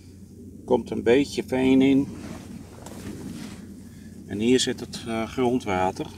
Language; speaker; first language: Dutch; native; Dutch